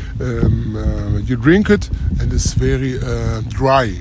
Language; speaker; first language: English; non-native, learner; German